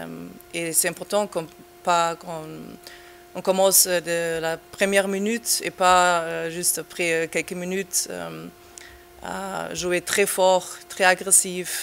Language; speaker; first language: French; non-native, fluent; German